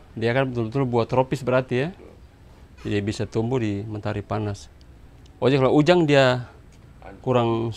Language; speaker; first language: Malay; non-native, local second language; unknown